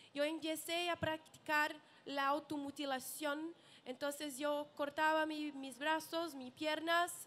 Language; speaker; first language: Spanish; non-native, learner; Portuguese